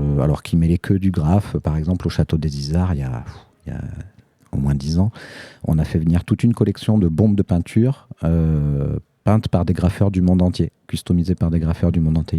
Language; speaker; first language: French; native; French